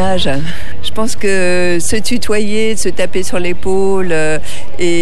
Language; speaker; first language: French; native; French